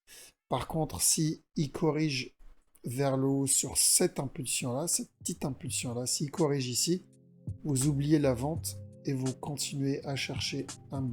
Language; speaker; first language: French; native; French